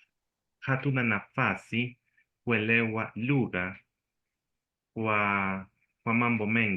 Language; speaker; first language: Swahili; non-native, learner; Spanish